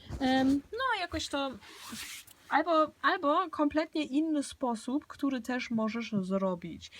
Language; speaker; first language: Polish; early bilingual, heritage; Polish